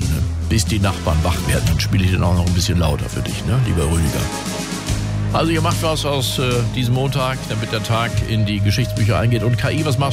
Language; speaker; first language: German; native; German